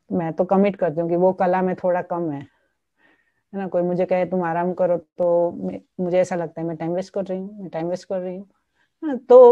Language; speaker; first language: Hindi; non-native, local second language; Gujarati